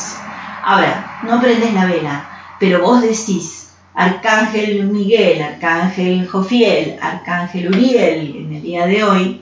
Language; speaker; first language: Spanish; native; Spanish